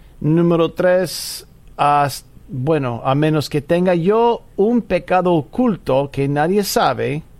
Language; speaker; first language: Spanish; non-native, fluent; English